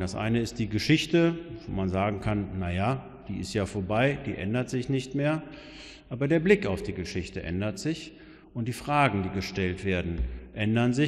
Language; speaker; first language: German; native; German